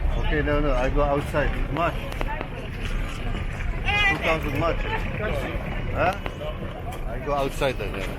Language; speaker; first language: English; non-native, learner; Turkish